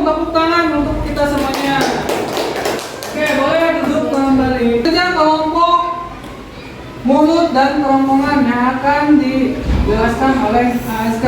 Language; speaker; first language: Indonesian; non-native, local second language; Sundanese